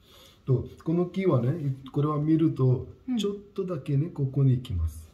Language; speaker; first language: Japanese; non-native, learner; Hindi